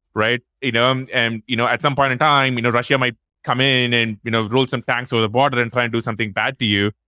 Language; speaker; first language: English; non-native, local second language; Tamil